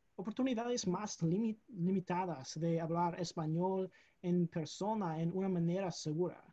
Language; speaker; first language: Spanish; non-native, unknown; English